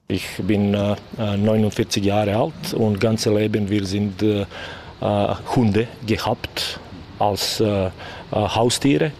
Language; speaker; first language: German; non-native, learner; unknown